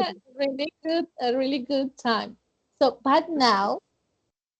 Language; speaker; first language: English; non-native, fluent; Spanish